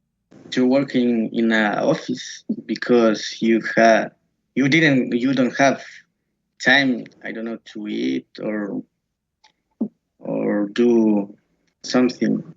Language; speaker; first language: English; non-native, learner; Spanish